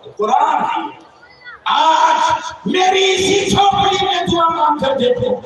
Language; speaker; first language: Urdu; native; Urdu